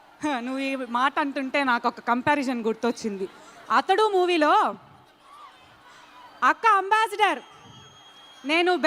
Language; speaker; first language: Telugu; native; Telugu